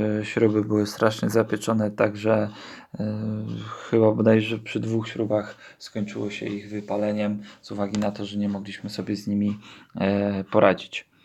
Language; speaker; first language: Polish; native; Polish